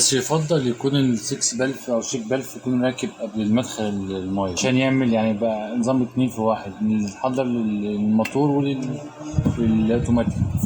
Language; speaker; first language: Arabic; native; Arabic